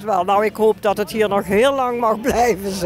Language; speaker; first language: Dutch; native; Dutch